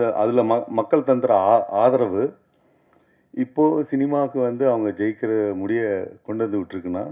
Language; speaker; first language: Tamil; native; Tamil